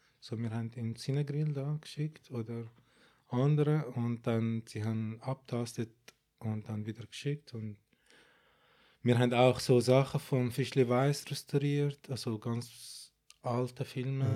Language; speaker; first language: German; non-native, fluent; Arabic